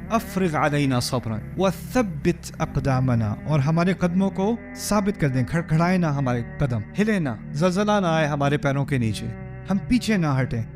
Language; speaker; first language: Urdu; early bilingual, heritage; Urdu